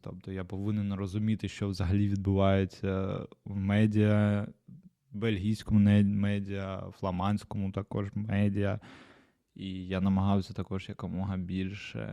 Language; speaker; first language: Ukrainian; non-native, local second language; Russian